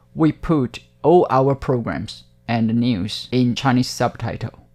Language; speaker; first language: English; non-native, fluent; Hakka Chinese